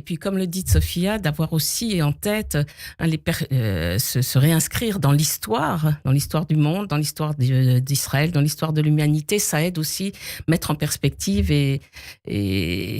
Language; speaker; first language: French; native; French